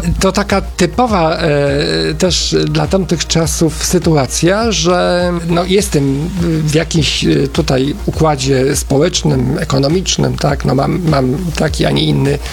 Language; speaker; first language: Polish; native; Polish